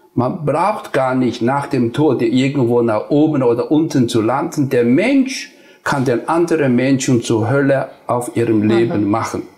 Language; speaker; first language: German; non-native, fluent; Nepali